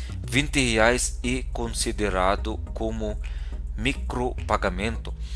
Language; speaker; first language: Portuguese; non-native, fluent; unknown